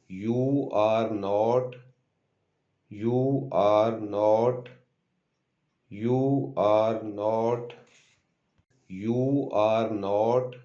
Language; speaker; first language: English; non-native, local second language; Urdu